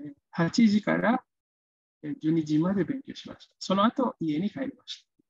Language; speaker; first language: Japanese; non-native, fluent; Indonesian